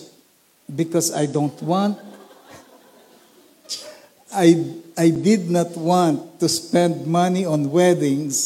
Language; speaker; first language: English; non-native, local second language; Filipino